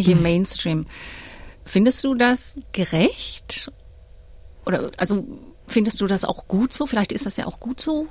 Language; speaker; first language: German; native; German